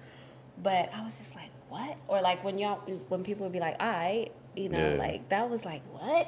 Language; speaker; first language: English; early bilingual, other home language; Shona